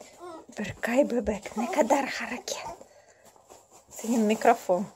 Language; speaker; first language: Turkish; non-native, learner; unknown